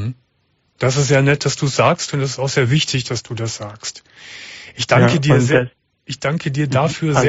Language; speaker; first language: German; native; German